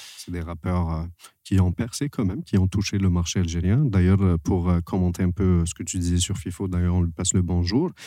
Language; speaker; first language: French; non-native, local second language; Arabic